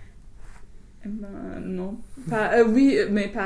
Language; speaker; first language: French; non-native, fluent; English